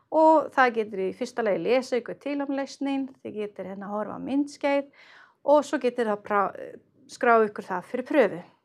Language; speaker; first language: Icelandic; non-native, fluent; Swedish